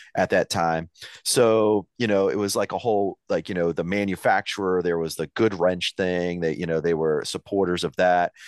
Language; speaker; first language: English; native; English